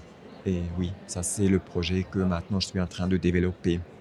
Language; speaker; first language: French; non-native, fluent; German